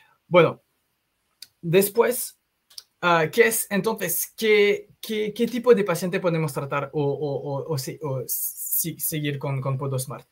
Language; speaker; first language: Spanish; non-native, fluent; French